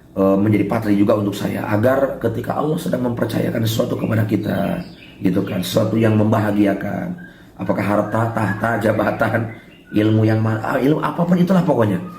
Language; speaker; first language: Indonesian; non-native, local second language; Sundanese